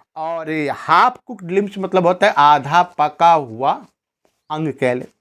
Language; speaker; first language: Hindi; non-native, local second language; Bhojpuri